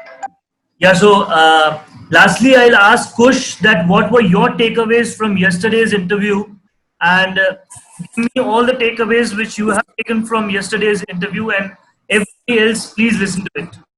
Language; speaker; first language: English; non-native, local second language; Hindi